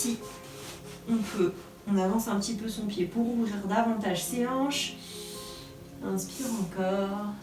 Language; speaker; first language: French; native; French